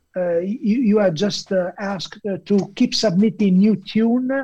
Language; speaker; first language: English; non-native, fluent; Italian